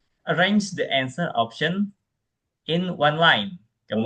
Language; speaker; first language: English; non-native, fluent; Indonesian